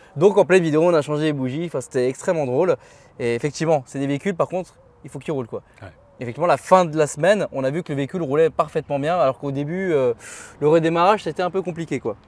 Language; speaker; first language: French; native; French